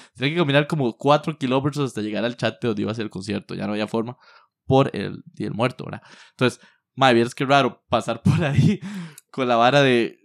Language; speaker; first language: Spanish; native; Spanish